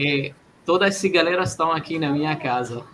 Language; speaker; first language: Portuguese; non-native, fluent; Arabic